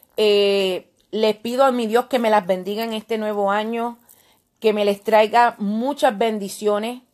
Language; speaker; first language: Spanish; native; Spanish